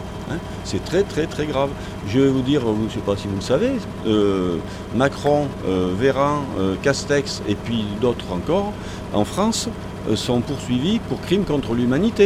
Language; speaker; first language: French; native; French